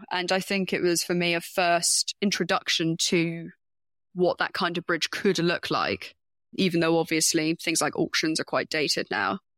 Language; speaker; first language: English; native; English